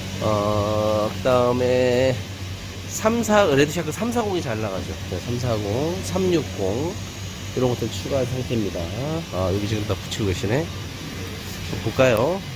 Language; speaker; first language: Korean; native; Korean